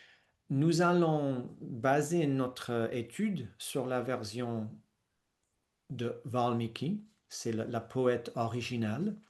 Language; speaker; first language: French; non-native, fluent; English